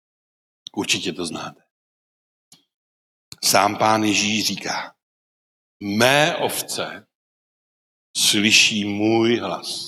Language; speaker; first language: Czech; non-native, local second language; Polish